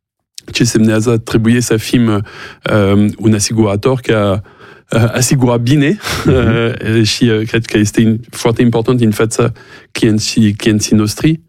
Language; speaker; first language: Romanian; non-native, learner; French